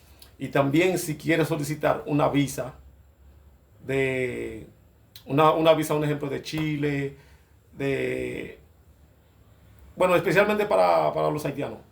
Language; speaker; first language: Spanish; non-native, fluent; Haitian Creole